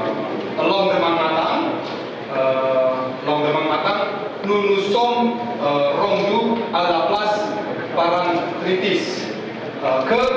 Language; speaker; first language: French; non-native, learner; Indonesian